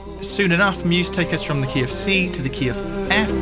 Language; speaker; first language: English; native; English